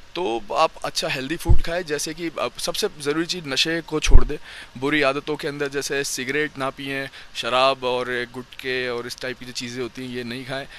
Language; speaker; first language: Hindi; native; Hindi